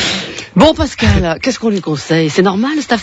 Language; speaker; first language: French; native; French